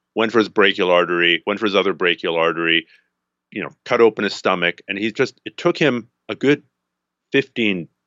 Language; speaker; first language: English; native; English